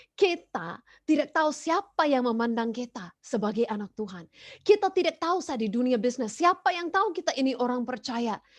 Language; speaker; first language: Indonesian; non-native, fluent; English